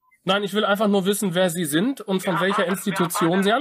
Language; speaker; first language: German; native; German